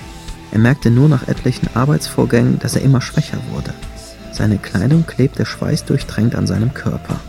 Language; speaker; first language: German; native; German